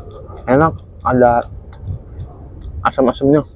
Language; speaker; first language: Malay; non-native, local second language; Sundanese